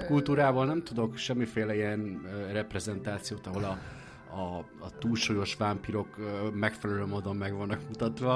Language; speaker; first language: Hungarian; native; Hungarian